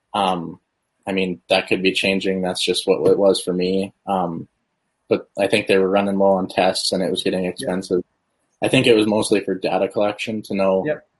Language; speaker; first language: English; native; English